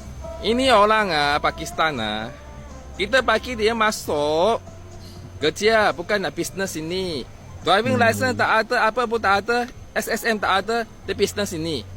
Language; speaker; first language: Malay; non-native, local second language; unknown